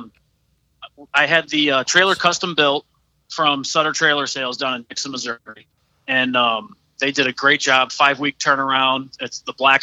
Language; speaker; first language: English; native; English